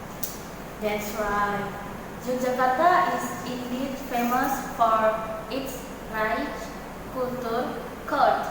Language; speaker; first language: English; non-native, learner; Indonesian